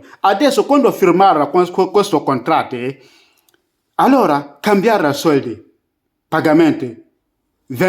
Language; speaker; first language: Italian; non-native, learner; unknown